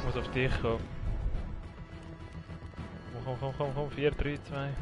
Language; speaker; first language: German; native; German